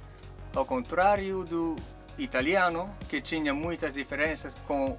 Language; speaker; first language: Portuguese; non-native, learner; Chinese